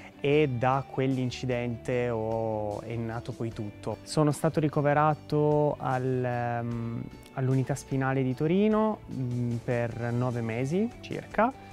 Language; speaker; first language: Italian; native; Italian